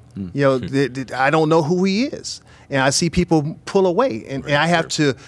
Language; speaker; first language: English; native; English